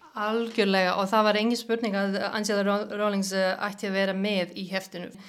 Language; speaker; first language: Icelandic; non-native, fluent; Serbian